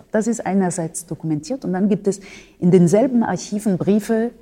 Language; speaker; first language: German; non-native, fluent; French